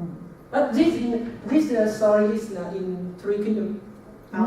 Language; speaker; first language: English; non-native, learner; Vietnamese